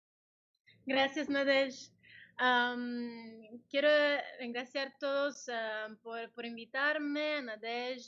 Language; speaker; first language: Spanish; non-native, fluent; Italian